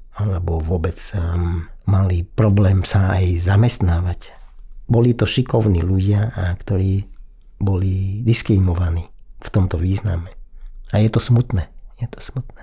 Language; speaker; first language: Slovak; non-native, fluent; Vietnamese